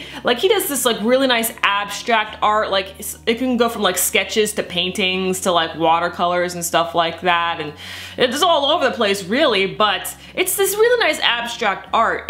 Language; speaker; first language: English; native; English